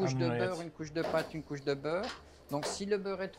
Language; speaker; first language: French; native; French